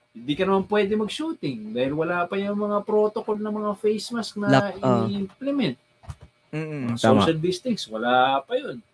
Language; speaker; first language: Filipino; native; Filipino